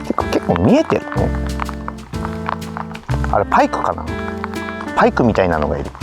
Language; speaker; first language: Japanese; native; Japanese